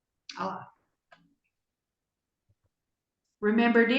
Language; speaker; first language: English; non-native, fluent; Portuguese